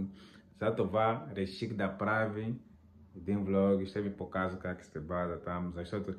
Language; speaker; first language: Bulgarian; non-native, learner; Portuguese